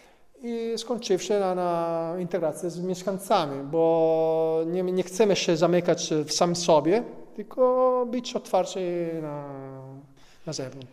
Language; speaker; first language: Polish; non-native, fluent; Italian